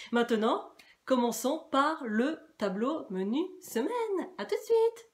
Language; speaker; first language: French; native; French